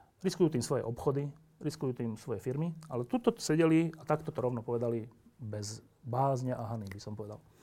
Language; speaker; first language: Slovak; native; Slovak